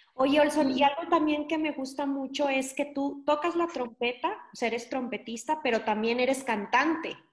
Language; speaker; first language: Spanish; native; Spanish